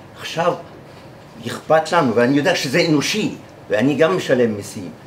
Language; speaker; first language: Hebrew; native; Hebrew